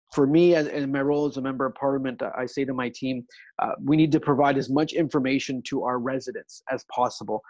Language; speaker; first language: English; early bilingual, other home language; Italian